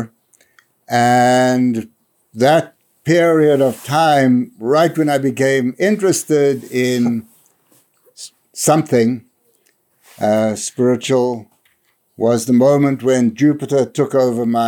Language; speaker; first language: English; native; English